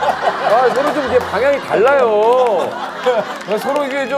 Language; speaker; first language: Korean; native; Korean